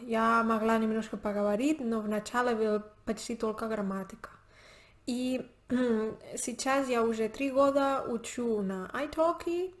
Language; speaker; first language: Russian; non-native, learner; Spanish